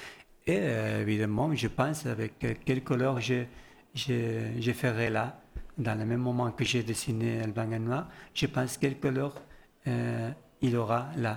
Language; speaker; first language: French; non-native, learner; Spanish